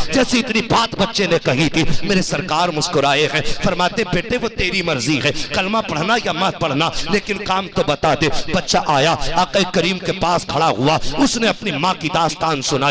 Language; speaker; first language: Urdu; native; Urdu